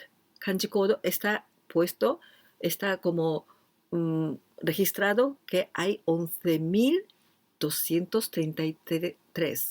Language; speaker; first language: Spanish; non-native, fluent; Japanese